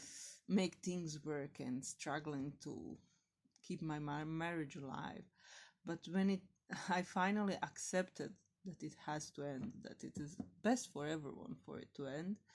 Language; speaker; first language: English; non-native, fluent; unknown